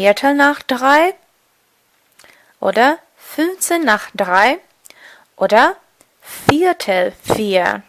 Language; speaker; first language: German; non-native, fluent; Portuguese